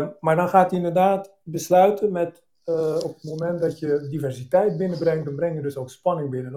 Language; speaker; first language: Dutch; early bilingual, other home language; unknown